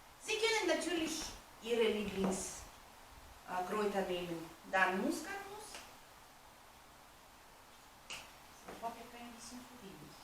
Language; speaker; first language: German; non-native, fluent; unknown